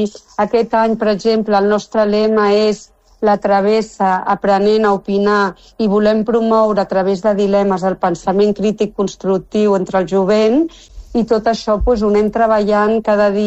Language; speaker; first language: Catalan; non-native, local second language; Spanish